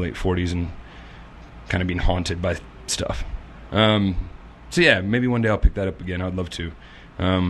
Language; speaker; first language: English; native; English